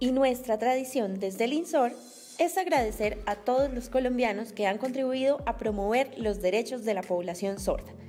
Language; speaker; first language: Spanish; native; Spanish